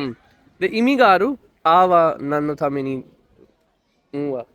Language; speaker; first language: Japanese; non-native, learner; Punjabi